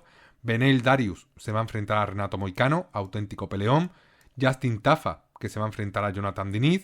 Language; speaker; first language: Spanish; native; Spanish